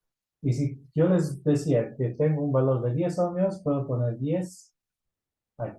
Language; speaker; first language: Spanish; native; Spanish